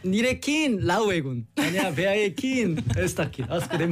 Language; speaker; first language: Basque; non-native, learner; Korean